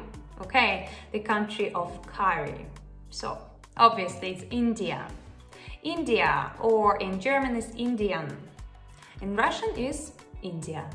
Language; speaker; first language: English; non-native, fluent; Russian